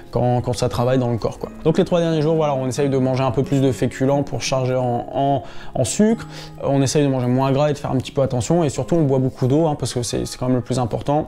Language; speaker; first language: French; native; French